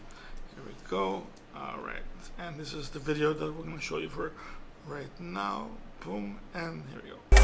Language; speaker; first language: English; non-native, local second language; Papiamento